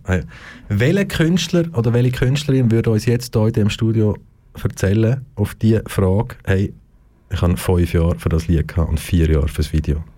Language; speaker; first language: German; native; German